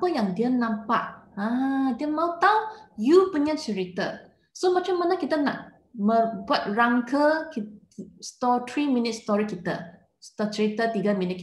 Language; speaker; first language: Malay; non-native, local second language; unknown